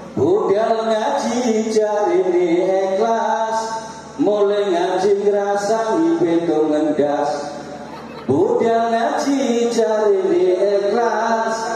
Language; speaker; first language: Javanese; native; Javanese